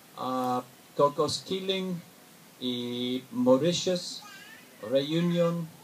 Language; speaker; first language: Spanish; non-native, learner; English